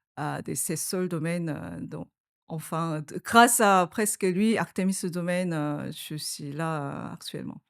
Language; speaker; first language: French; non-native, fluent; Korean